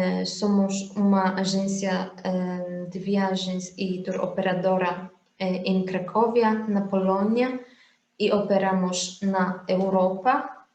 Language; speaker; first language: Portuguese; non-native, fluent; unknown